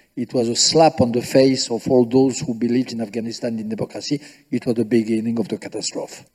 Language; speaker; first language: English; non-native, fluent; French